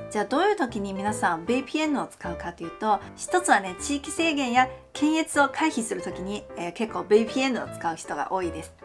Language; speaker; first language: Japanese; non-native, fluent; Chinese